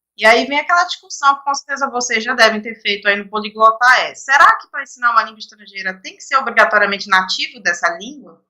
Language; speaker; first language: Portuguese; native; Portuguese